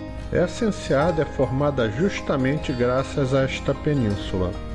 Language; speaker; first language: Portuguese; native; Portuguese